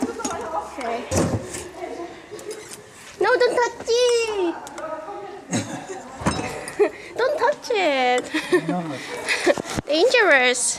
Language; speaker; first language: English; non-native, learner; Korean